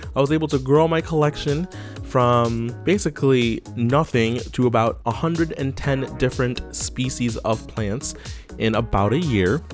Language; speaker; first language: English; native; English